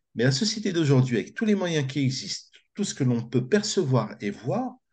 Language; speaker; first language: French; native; French